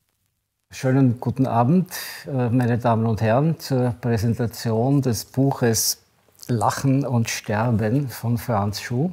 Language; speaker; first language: German; native; German